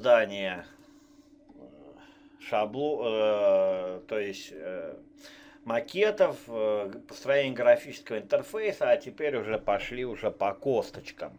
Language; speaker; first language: Russian; native; Russian